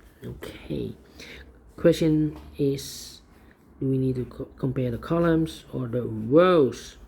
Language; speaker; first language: English; non-native, fluent; Dutch